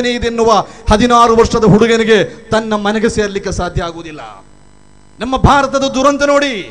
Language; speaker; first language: Kannada; native; Kannada